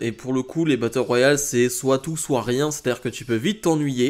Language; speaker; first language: French; native; French